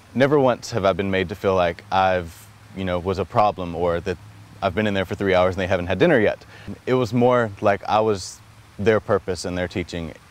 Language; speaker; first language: English; native; English